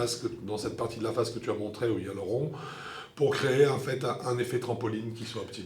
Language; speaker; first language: French; native; French